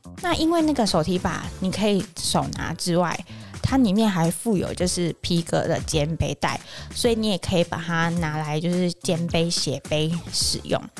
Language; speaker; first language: Chinese; native; Chinese